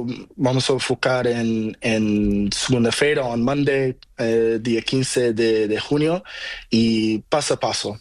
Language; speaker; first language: Spanish; non-native, learner; Portuguese